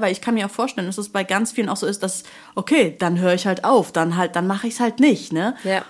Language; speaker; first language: German; native; German